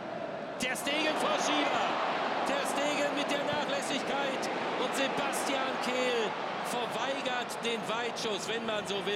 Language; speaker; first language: German; native; German